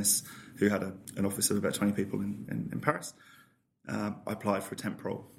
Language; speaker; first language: English; native; English